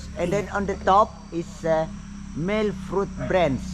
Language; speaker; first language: English; non-native, fluent; Indonesian